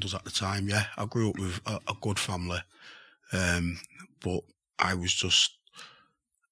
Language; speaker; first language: English; native; English